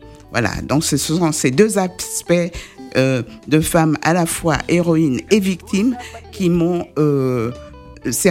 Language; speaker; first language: French; native; French